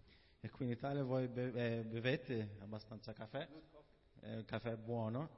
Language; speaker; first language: Italian; non-native, fluent; Portuguese